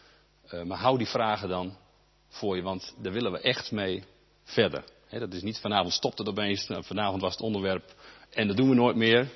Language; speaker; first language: Dutch; native; Dutch